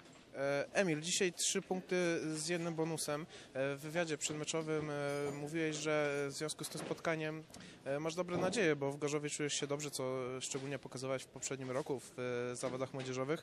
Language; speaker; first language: Polish; native; Polish